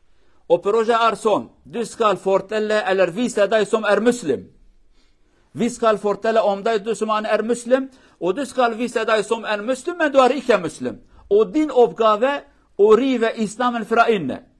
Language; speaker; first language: Norwegian; non-native, learner; Kurdish